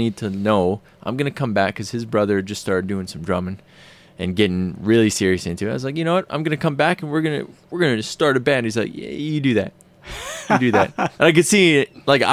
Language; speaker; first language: English; native; English